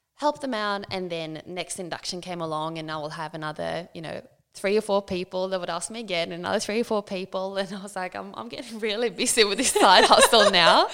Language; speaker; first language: English; non-native, fluent; Swedish